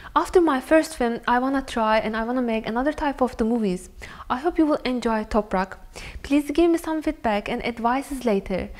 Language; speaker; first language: English; non-native, fluent; Turkish